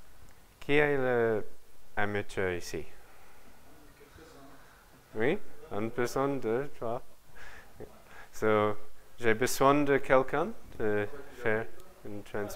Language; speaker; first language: French; non-native, learner; English